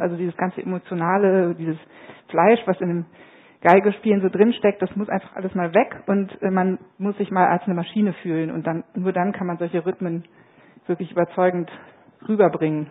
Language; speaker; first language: German; native; German